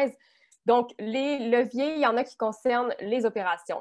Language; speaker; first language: French; native; French